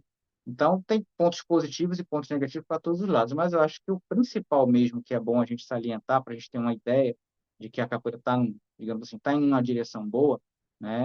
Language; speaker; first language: Portuguese; native; Portuguese